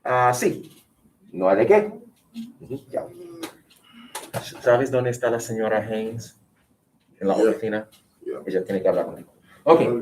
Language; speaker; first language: Spanish; non-native, fluent; English